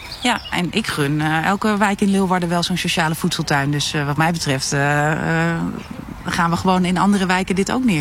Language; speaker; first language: Dutch; native; Dutch